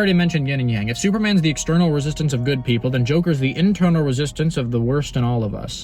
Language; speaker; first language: English; native; English